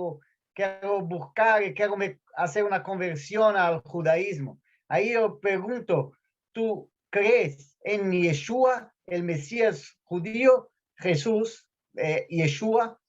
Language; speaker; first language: Spanish; non-native, fluent; Portuguese